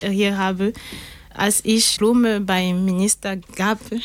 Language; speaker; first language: German; non-native, learner; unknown